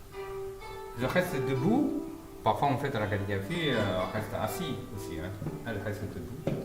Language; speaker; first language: French; non-native, fluent; Chinese